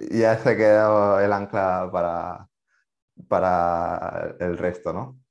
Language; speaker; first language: Spanish; native; Spanish